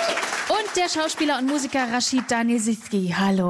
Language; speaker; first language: German; native; German